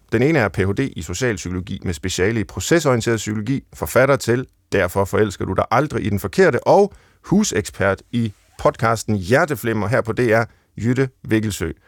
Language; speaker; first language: Danish; native; Danish